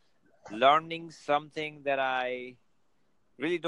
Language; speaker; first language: English; non-native, local second language; Gujarati